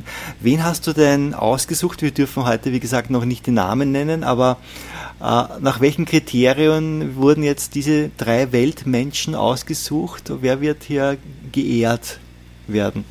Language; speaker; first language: German; native; German